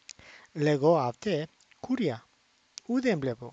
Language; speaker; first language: Greek; non-native, fluent; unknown